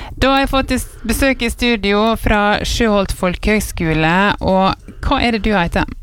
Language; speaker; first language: Norwegian; native; Norwegian